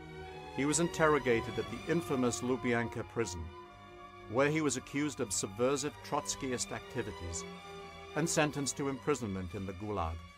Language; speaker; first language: English; native; English